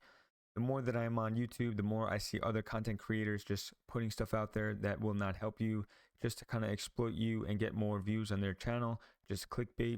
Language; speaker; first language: English; native; English